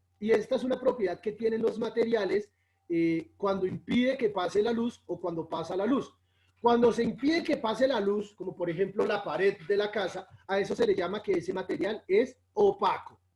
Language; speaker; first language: Spanish; native; Spanish